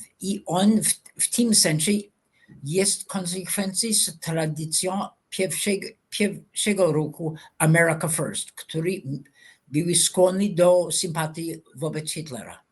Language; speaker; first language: Polish; non-native, fluent; English